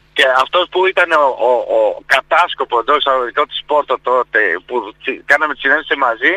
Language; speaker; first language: Greek; non-native, fluent; Spanish